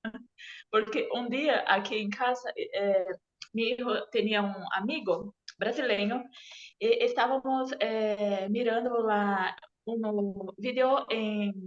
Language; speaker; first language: Spanish; non-native, learner; Portuguese